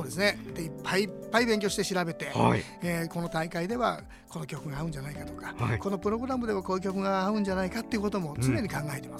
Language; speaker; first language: Japanese; native; Japanese